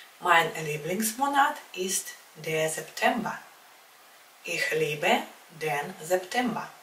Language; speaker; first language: German; non-native, fluent; Czech